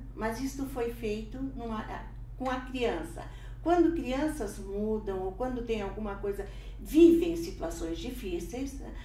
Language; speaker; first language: Portuguese; early bilingual, other home language; Italian